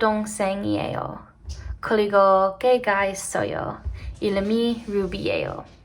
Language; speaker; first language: Korean; non-native, learner; English